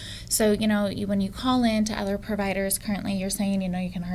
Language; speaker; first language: English; native; English